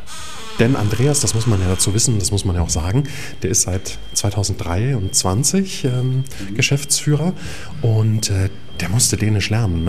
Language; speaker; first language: German; native; German